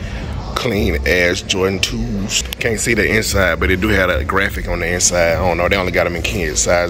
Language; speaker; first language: English; native; English